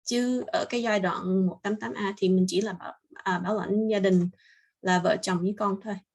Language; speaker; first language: Vietnamese; early bilingual, heritage; Vietnamese